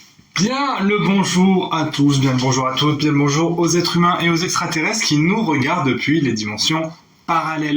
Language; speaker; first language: French; native; French